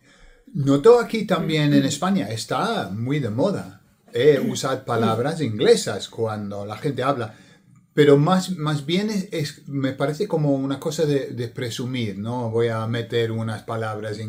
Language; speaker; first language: Spanish; non-native, fluent; English